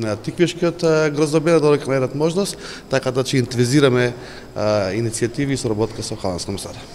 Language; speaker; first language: Macedonian; native; Macedonian